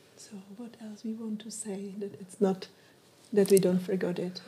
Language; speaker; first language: English; non-native, learner; Czech